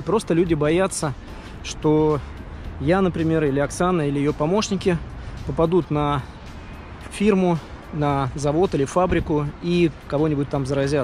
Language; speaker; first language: Russian; native; Russian